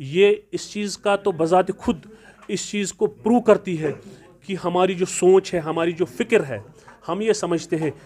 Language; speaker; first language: Urdu; non-native, local second language; Kashmiri